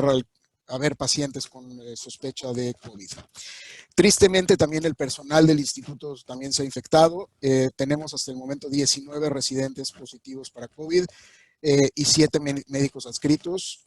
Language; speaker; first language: Spanish; native; Spanish